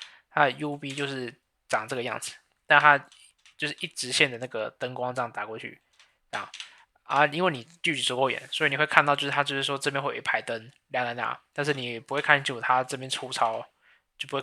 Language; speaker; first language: Chinese; native; Chinese